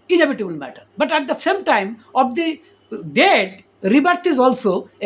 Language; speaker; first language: English; non-native, local second language; Bangla